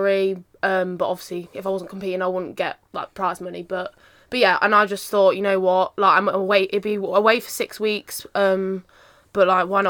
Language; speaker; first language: English; native; English